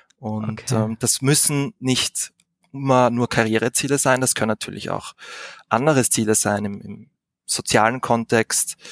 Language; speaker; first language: German; native; German